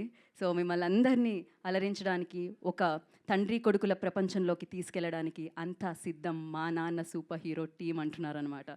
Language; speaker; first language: Telugu; native; Telugu